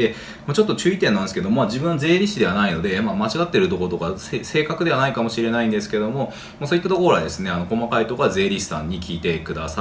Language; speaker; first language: Japanese; native; Japanese